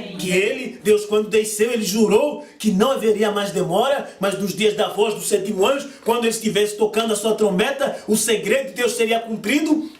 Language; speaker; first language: Portuguese; native; Portuguese